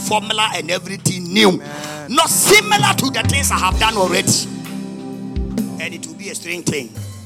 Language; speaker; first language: English; non-native, local second language; Akan